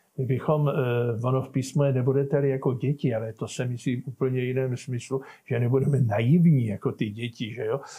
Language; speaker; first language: Czech; native; Czech